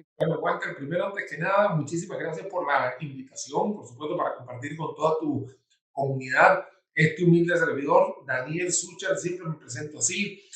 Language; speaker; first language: Spanish; native; Spanish